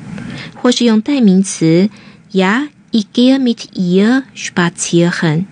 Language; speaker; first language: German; non-native, fluent; Chinese